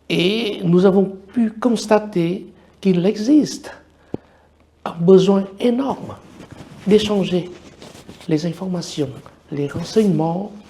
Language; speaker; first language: French; non-native, fluent; Vietnamese